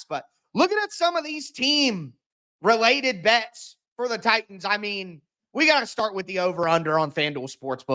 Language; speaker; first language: English; native; English